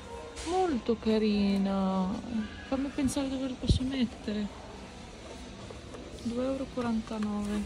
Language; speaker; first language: Italian; non-native, fluent; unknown